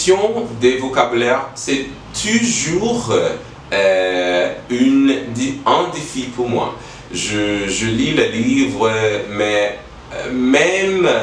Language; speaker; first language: French; non-native, learner; English